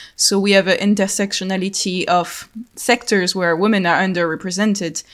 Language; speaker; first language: English; non-native, fluent; French